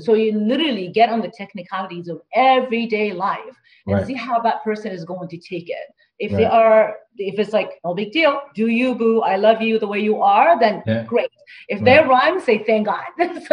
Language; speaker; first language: English; non-native, fluent; Arabic